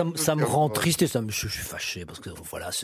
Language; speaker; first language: French; native; French